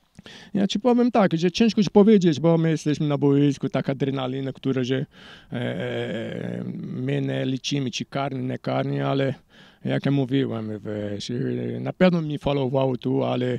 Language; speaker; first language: Polish; non-native, learner; Portuguese